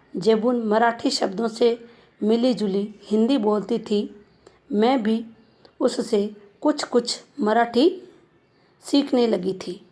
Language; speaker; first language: Hindi; native; Hindi